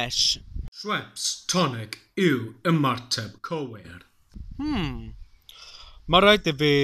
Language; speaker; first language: Welsh; non-native, learner; English